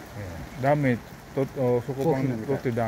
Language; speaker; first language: Japanese; non-native, learner; Indonesian